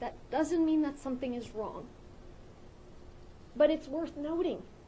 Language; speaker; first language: English; early bilingual, other home language; Spanish